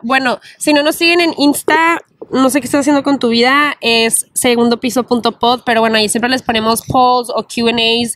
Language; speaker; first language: Spanish; early bilingual, heritage; Spanish